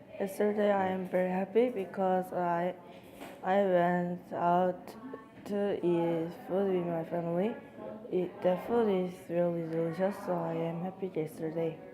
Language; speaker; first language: English; non-native, learner; Korean